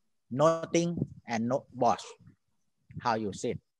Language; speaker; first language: English; non-native, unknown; Thai